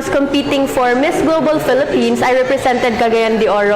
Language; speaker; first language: English; non-native, local second language; Filipino